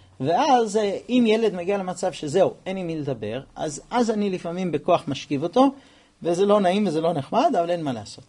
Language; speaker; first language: Hebrew; non-native, fluent; English